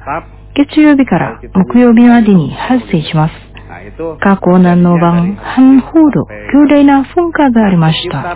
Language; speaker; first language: Japanese; non-native, fluent; Indonesian